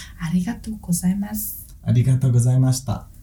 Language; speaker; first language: Japanese; non-native, learner; Vietnamese